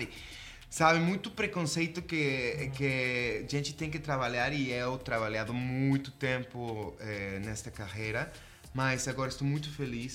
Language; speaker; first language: Portuguese; non-native, fluent; Spanish